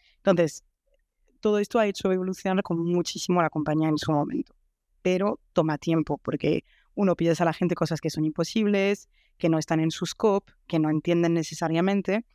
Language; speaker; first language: Spanish; non-native, fluent; French